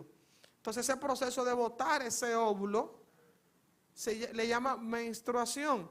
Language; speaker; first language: Spanish; native; Spanish